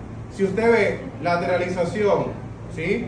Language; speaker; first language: Spanish; native; Spanish